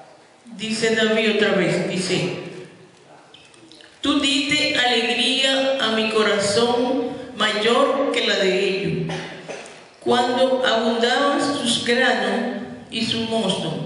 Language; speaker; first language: Spanish; native; Spanish